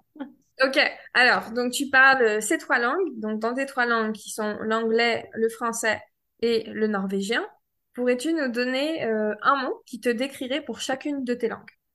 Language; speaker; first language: French; native; French